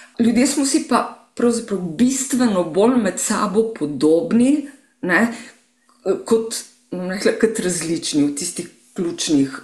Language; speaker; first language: Slovenian; native; Slovenian